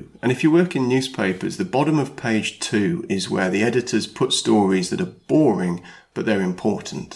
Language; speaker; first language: English; native; English